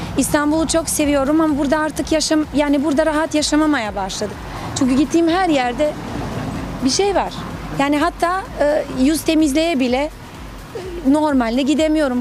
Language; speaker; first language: Turkish; non-native, fluent; Serbian